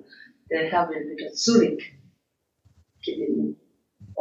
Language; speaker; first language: German; non-native, learner; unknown